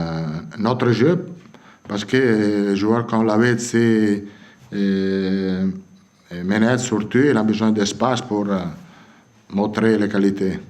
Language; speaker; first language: French; non-native, fluent; Italian